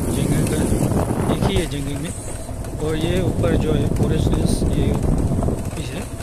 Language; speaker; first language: Hindi; non-native, local second language; Adi